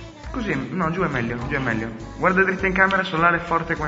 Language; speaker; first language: Italian; native; Italian